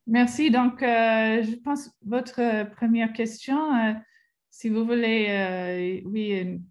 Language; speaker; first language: French; non-native, fluent; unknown